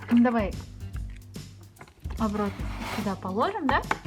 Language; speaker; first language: Russian; non-native, local second language; Kazakh